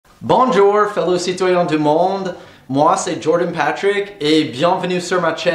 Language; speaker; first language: French; non-native, fluent; English